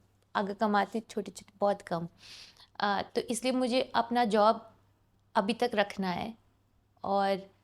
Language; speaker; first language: Hindi; non-native, local second language; English